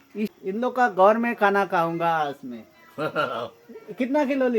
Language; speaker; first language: Hindi; non-native, local second language; Mizo